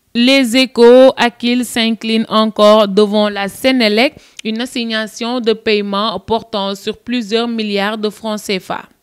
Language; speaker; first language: French; non-native, local second language; Wolof